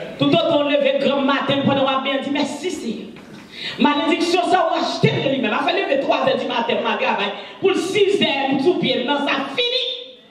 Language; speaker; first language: French; non-native, local second language; Haitian Creole